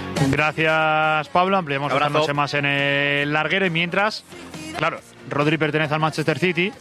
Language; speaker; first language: Spanish; native; Spanish